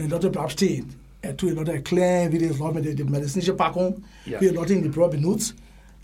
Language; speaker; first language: German; non-native, learner; English